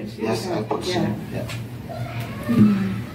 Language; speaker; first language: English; non-native, learner; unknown